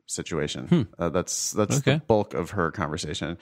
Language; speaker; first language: English; native; English